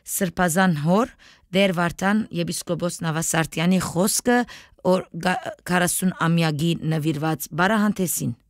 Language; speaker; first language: Armenian; native; Armenian